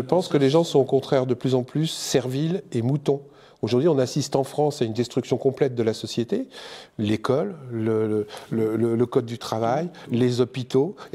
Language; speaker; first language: French; native; French